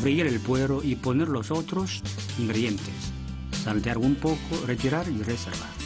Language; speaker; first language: Spanish; non-native, fluent; Chinese